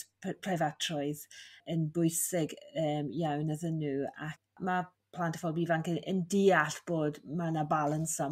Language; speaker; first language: Welsh; non-native, fluent; English